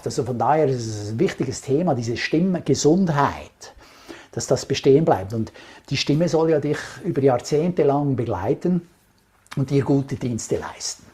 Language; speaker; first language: German; native; German